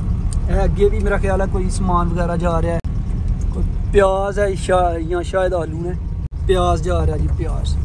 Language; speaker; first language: Hindi; non-native, local second language; Punjabi